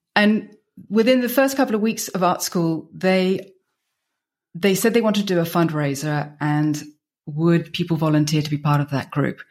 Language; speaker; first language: English; native; English